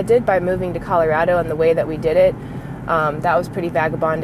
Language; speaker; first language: English; native; English